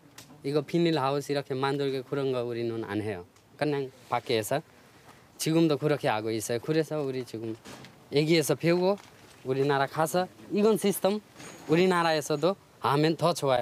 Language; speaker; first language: Korean; non-native, learner; Nepali